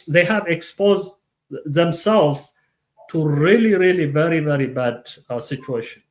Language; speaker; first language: English; non-native, local second language; Amharic